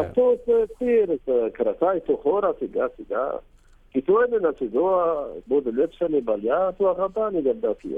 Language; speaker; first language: Greek; non-native, learner; Arabic